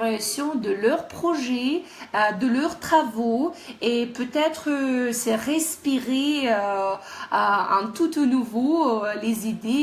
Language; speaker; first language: French; non-native, fluent; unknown